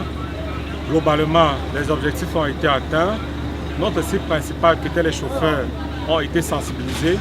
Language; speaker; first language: French; native; French